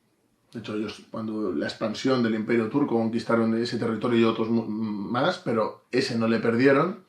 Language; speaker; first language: Spanish; native; Spanish